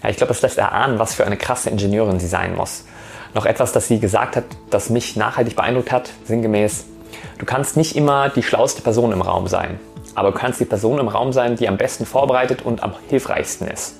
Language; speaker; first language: German; native; German